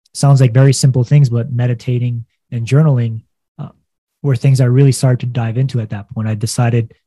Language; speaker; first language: English; native; English